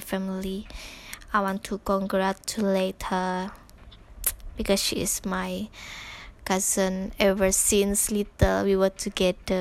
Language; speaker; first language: English; non-native, local second language; Malay